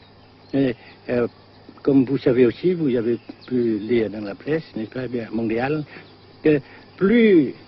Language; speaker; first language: French; non-native, fluent; Vietnamese